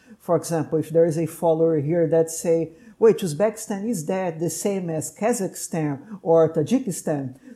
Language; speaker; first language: English; non-native, fluent; Portuguese